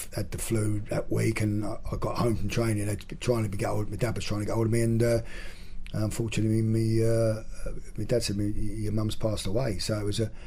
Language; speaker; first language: English; native; English